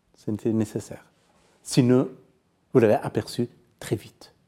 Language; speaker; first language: French; non-native, fluent; Persian